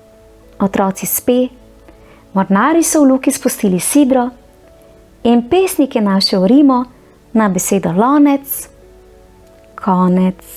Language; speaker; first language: Slovenian; native; Slovenian